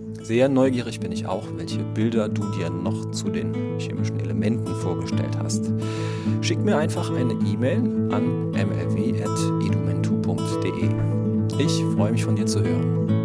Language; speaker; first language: German; native; German